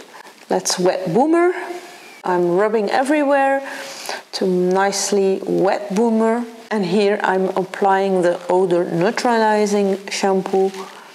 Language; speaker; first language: English; non-native, fluent; Dutch